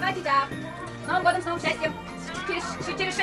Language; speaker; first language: Russian; non-native, local second language; Yakut